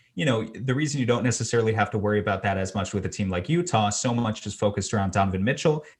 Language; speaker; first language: English; native; English